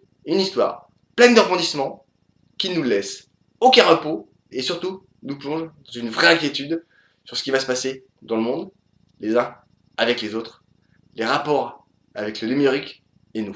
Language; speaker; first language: French; native; French